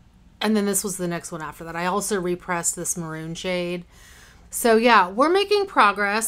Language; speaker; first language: English; native; English